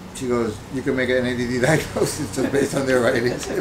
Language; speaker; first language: English; early bilingual, other home language; Spanish